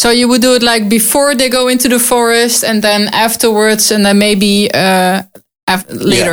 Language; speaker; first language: English; non-native, learner; Dutch